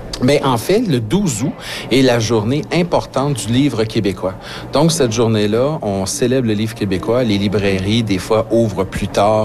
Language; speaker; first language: French; native; French